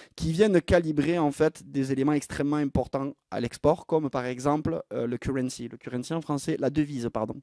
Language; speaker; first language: French; native; French